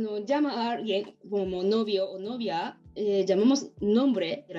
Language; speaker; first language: Spanish; non-native, learner; Japanese